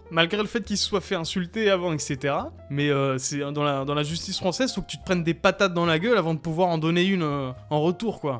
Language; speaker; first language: French; native; French